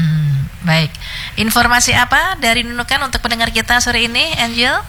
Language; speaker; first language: Indonesian; native; Indonesian